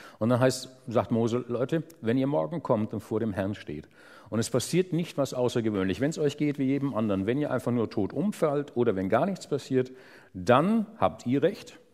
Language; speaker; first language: German; native; German